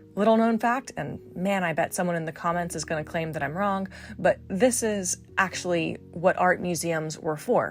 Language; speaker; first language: English; native; English